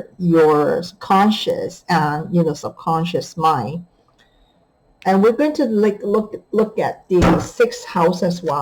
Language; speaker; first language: English; non-native, fluent; Chinese